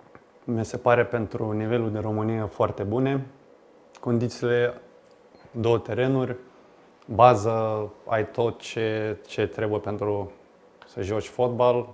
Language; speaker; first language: Romanian; non-native, fluent; Lithuanian